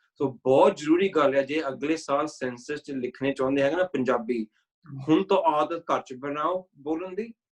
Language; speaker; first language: Punjabi; early bilingual, heritage; Punjabi